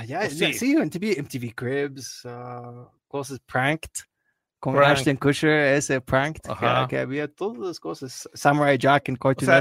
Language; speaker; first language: Spanish; non-native, learner; Arabic